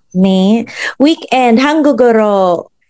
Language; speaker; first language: Korean; non-native, fluent; Filipino